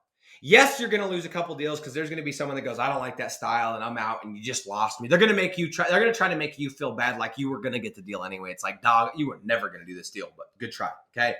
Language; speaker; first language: English; native; English